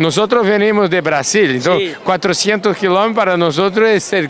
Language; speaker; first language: Spanish; non-native, learner; Portuguese